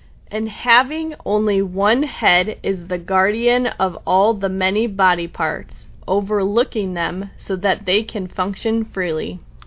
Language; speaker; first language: English; native; English